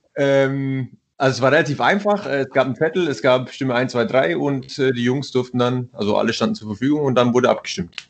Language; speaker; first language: German; early bilingual, other home language; Italian